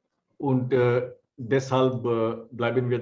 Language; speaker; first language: German; non-native, fluent; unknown